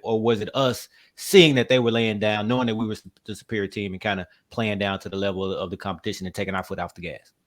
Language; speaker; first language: English; native; English